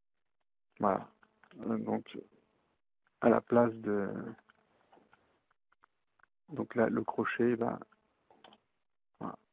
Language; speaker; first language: French; native; French